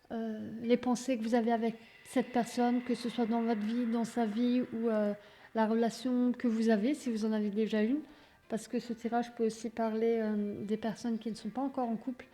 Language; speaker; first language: French; native; French